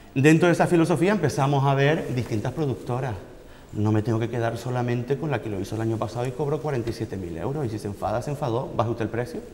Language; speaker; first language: Spanish; native; Spanish